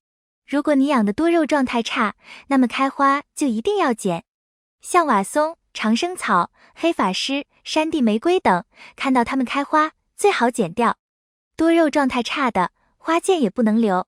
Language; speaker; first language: Chinese; native; Chinese